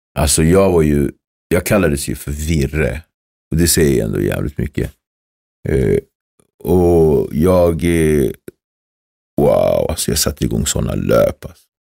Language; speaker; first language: Swedish; early bilingual, other home language; Kabuverdianu